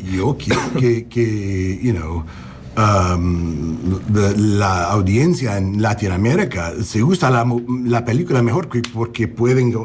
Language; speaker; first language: Spanish; non-native, learner; English